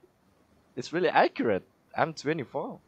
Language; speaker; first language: English; non-native, learner; Indonesian